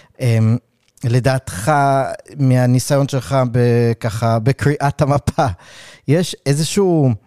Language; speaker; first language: Hebrew; early bilingual, other home language; English